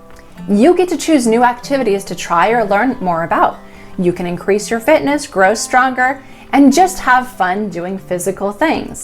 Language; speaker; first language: English; native; English